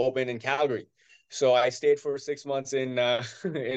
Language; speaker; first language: English; non-native, local second language; Hindi